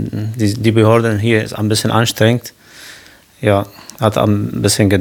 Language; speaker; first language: German; non-native, fluent; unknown